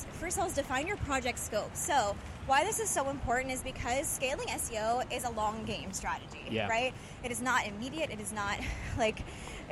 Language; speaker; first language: English; native; English